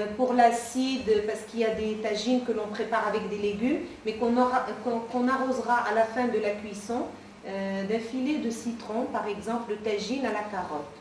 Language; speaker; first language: French; non-native, local second language; Arabic